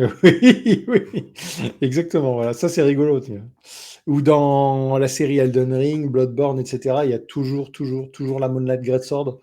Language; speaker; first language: French; native; French